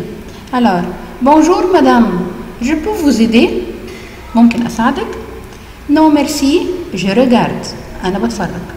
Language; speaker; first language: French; non-native, fluent; Arabic